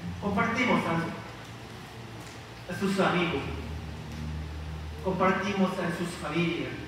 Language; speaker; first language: Spanish; non-native, learner; Korean